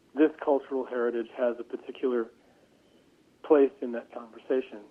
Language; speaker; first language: English; native; English